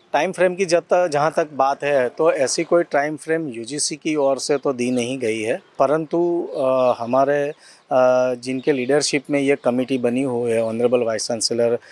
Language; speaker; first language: Hindi; non-native, local second language; Gujarati